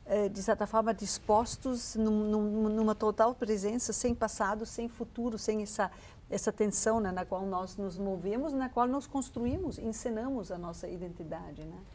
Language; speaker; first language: Portuguese; non-native, fluent; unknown